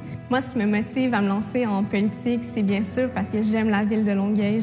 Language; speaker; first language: French; early bilingual, other home language; Kabyle